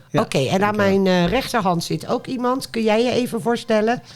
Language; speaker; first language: Dutch; non-native, fluent; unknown